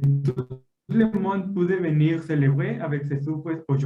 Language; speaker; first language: French; non-native, learner; Spanish